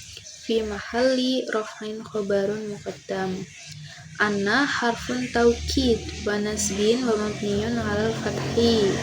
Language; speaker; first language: Arabic; non-native, learner; Indonesian